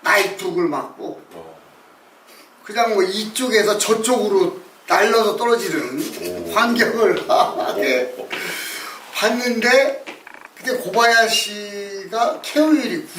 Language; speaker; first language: Korean; native; Korean